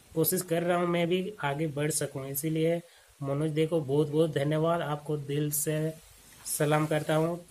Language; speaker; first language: Hindi; non-native, local second language; Odia